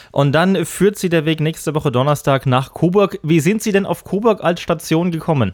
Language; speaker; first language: German; native; German